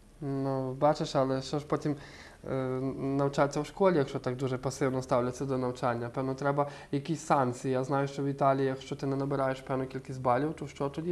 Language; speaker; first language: Ukrainian; native; Ukrainian